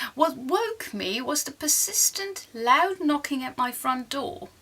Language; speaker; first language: English; non-native, fluent; Dutch